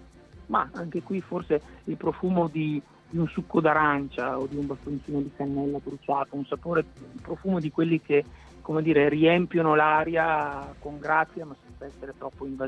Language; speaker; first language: Italian; native; Italian